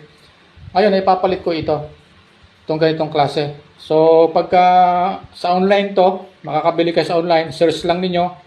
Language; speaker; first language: Filipino; native; Filipino